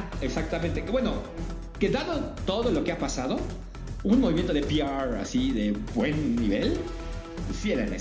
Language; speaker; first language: Spanish; native; Spanish